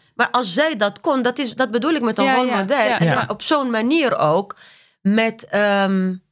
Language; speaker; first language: Dutch; non-native, fluent; Arabic